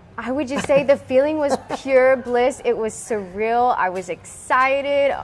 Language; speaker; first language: English; native; English